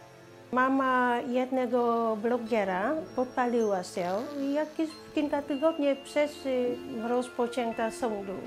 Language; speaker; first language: Polish; non-native, fluent; Vietnamese